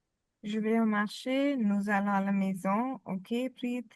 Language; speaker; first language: French; non-native, fluent; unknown